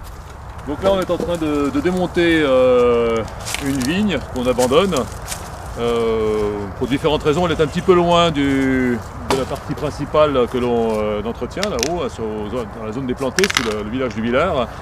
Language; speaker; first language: French; native; French